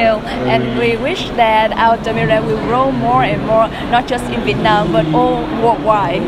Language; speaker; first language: English; non-native, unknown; Vietnamese